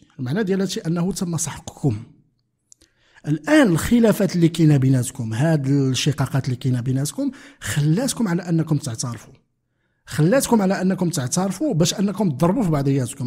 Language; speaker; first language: Arabic; native; Arabic